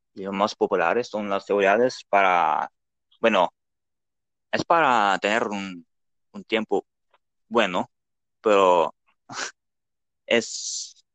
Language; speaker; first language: Spanish; non-native, fluent; Dutch